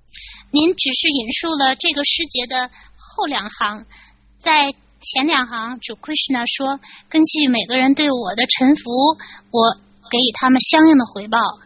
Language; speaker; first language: Chinese; native; Chinese